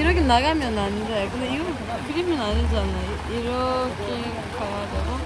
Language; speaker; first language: Korean; non-native, fluent; Turkish